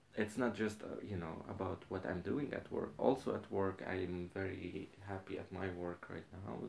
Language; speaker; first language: English; non-native, fluent; Arabic